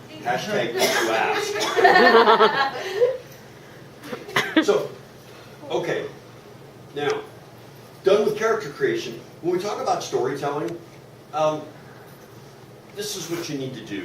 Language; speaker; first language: English; native; English